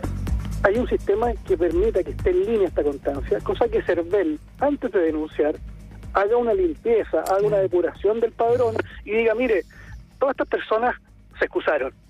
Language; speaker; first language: Spanish; native; Spanish